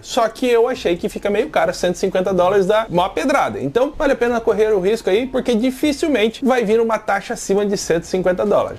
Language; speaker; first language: Portuguese; native; Portuguese